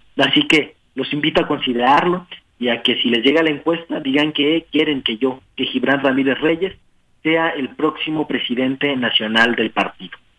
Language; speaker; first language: Spanish; native; Spanish